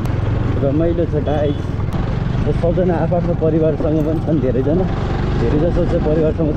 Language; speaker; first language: Nepali; native; Nepali